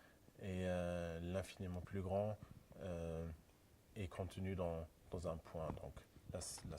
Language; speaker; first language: French; non-native, local second language; Luxembourgish